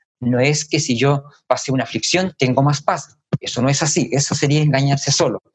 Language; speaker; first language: Spanish; native; Spanish